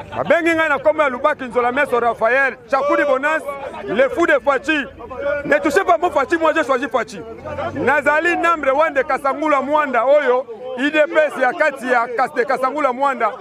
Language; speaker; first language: Lingala; non-native, local second language; Kongo